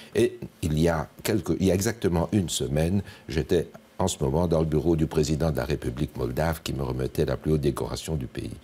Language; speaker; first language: French; native; French